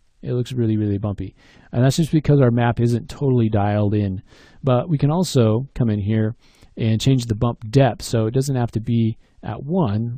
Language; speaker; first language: English; native; English